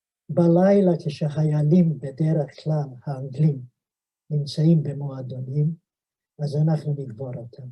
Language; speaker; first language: Hebrew; non-native, fluent; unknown